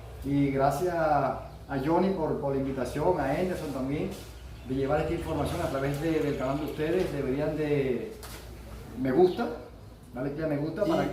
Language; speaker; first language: Spanish; native; Spanish